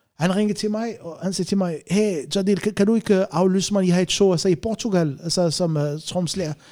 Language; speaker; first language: Danish; non-native, fluent; Arabic